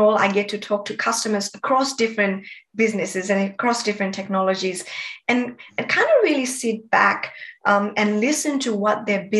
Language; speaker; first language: English; non-native, local second language; Nepali